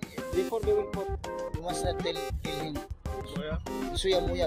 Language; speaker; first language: English; non-native, learner; Filipino